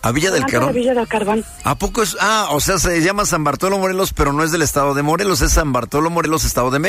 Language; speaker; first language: Spanish; native; Spanish